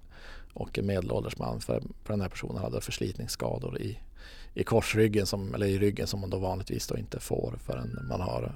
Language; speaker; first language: Swedish; native; Swedish